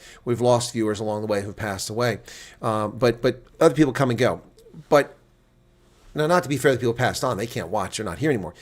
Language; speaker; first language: English; native; English